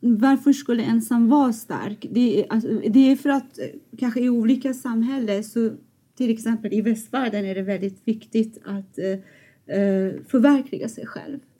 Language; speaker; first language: Swedish; non-native, fluent; Persian